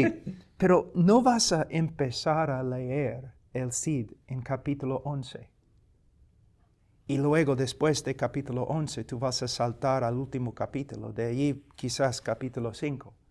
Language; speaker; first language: Spanish; non-native, fluent; English